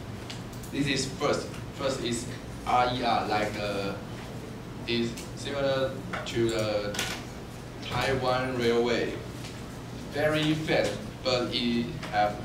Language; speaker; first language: English; non-native, learner; Chinese